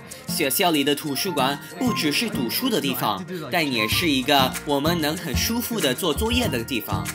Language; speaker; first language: Chinese; non-native, fluent; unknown